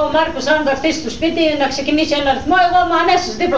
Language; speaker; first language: Greek; native; Greek